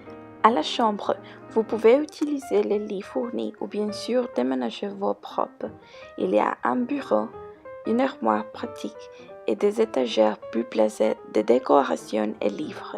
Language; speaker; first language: French; non-native, learner; Spanish